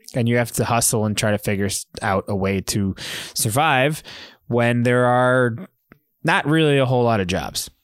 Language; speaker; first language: English; native; English